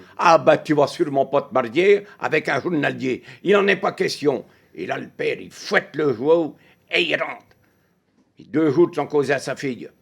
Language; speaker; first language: French; native; French